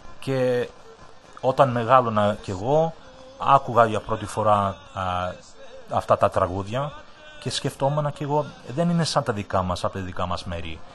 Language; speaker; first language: Greek; early bilingual, heritage; Greek